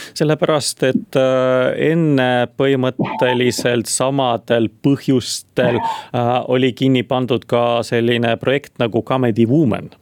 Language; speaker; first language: Estonian; non-native, local second language; Russian